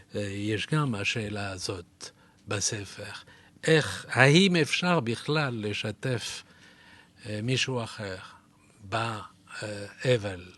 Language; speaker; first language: Hebrew; non-native, fluent; French